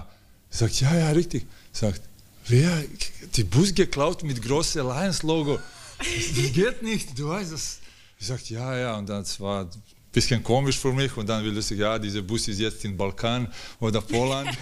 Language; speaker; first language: German; non-native, learner; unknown